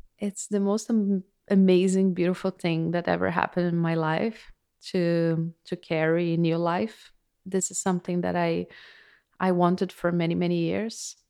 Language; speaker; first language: English; non-native, fluent; Portuguese